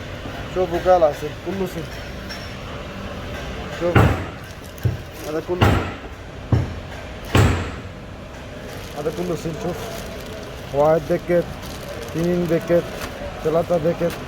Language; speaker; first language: Arabic; non-native, learner; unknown